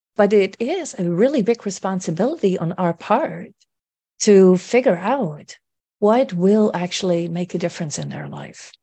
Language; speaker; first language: English; non-native, fluent; Dutch